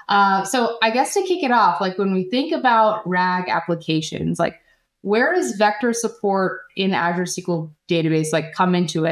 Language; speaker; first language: English; native; English